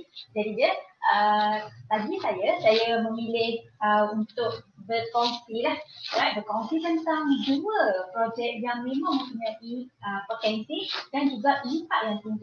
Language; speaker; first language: Malay; native; Malay